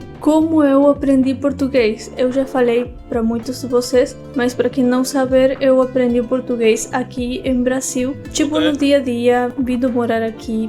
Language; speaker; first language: Portuguese; non-native, fluent; Spanish